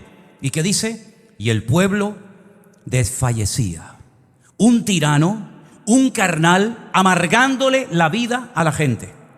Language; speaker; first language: Spanish; native; Spanish